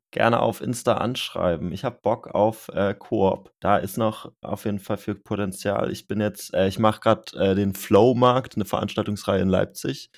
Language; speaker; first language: German; native; German